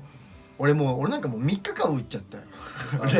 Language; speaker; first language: Japanese; native; Japanese